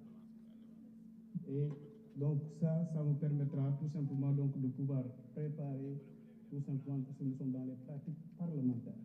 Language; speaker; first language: French; non-native, local second language; Wolof